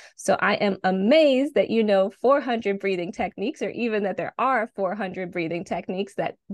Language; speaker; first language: English; native; English